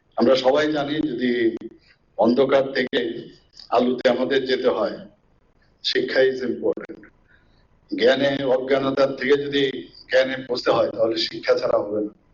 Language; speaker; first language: Bangla; native; Bangla